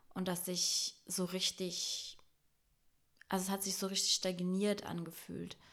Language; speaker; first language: German; early bilingual, other home language; Portuguese